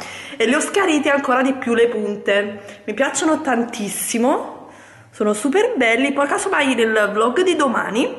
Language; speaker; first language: Italian; native; Italian